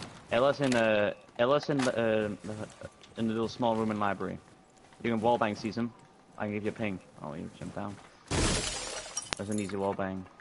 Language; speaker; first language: English; non-native, fluent; Danish